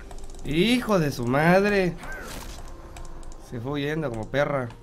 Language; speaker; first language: Spanish; native; Spanish